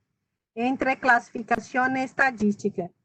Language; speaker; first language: Spanish; non-native, fluent; Portuguese